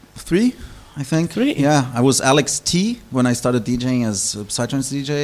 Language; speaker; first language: English; non-native, fluent; German